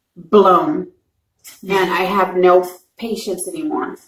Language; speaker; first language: English; native; English